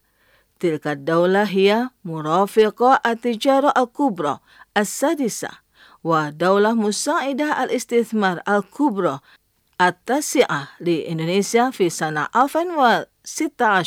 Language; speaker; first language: Arabic; non-native, fluent; Indonesian